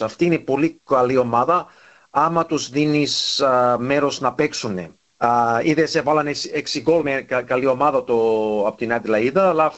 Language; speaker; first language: Greek; early bilingual, heritage; English